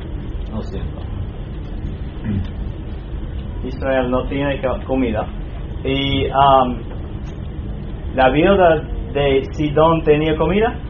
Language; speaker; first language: Spanish; non-native, fluent; English